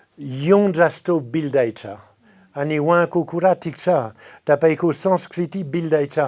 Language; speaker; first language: Nepali; non-native, fluent; French